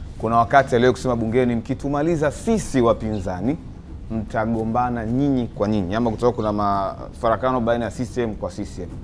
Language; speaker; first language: Swahili; native; Swahili